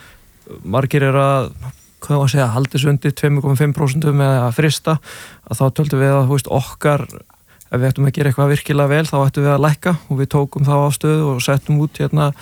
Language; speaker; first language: Icelandic; native; Icelandic